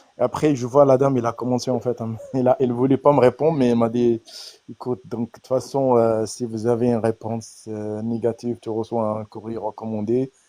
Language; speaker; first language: French; non-native, fluent; Arabic